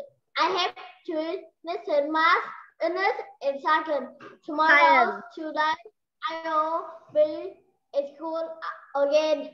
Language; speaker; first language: English; non-native, learner; Vietnamese